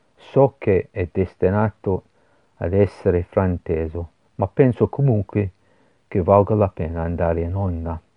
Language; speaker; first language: Italian; non-native, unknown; English